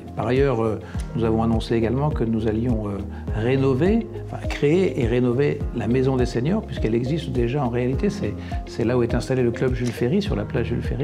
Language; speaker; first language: French; native; French